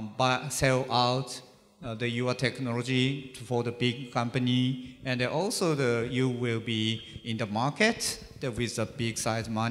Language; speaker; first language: English; non-native, learner; Japanese